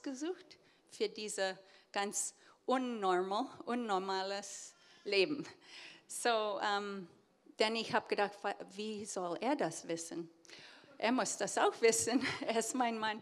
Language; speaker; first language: German; early bilingual, heritage; English